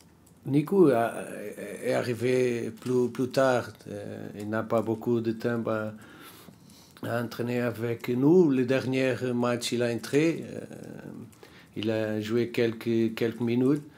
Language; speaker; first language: French; non-native, learner; Portuguese